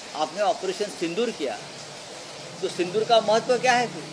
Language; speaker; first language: Hindi; non-native, local second language; Marathi